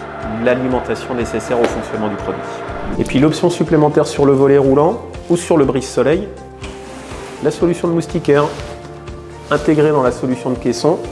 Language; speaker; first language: French; native; French